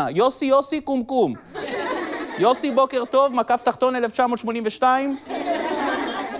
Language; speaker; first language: Hebrew; native; Hebrew